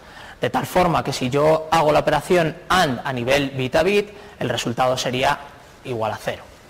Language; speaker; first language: Spanish; native; Spanish